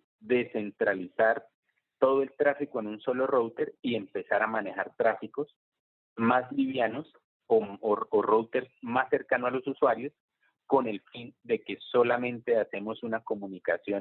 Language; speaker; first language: Spanish; native; Spanish